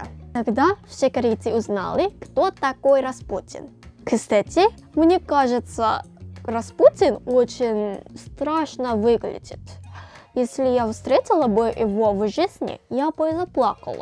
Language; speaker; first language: Russian; non-native, fluent; Korean